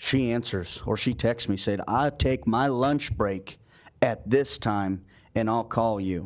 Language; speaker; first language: English; native; English